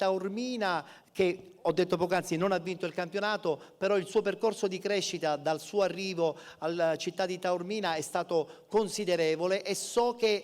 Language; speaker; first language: Italian; native; Italian